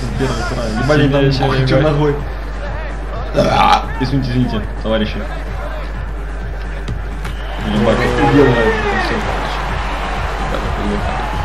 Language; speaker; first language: Russian; native; Russian